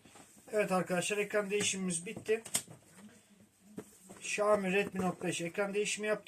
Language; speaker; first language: Turkish; native; Turkish